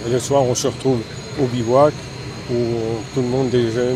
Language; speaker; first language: French; native; French